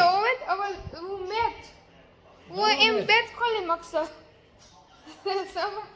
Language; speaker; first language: Hebrew; non-native, learner; Gujarati